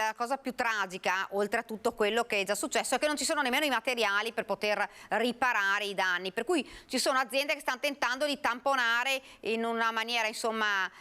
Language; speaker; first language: Italian; native; Italian